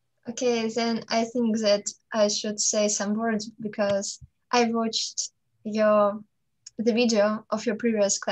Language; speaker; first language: English; non-native, fluent; Russian